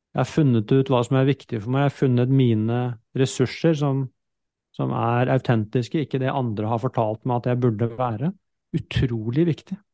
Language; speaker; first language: Norwegian; native; Norwegian